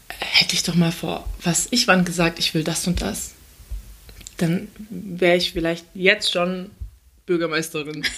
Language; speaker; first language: German; early bilingual, other home language; Turkish